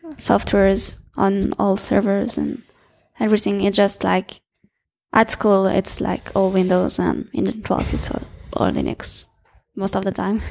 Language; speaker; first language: English; non-native, fluent; French